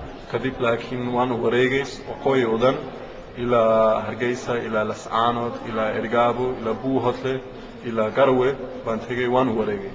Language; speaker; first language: Somali; non-native, learner; German